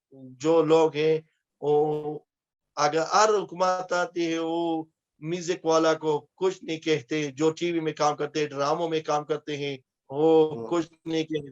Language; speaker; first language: Hindi; non-native, fluent; Pashto